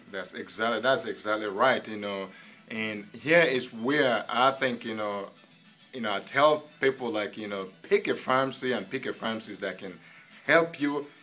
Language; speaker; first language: English; non-native, local second language; Igbo